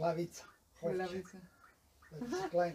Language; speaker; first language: Dutch; non-native, learner; Serbian